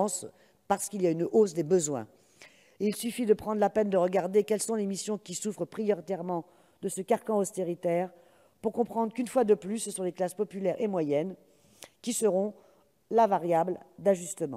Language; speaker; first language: French; native; French